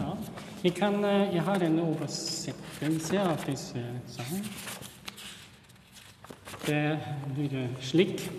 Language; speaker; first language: Norwegian; non-native, learner; German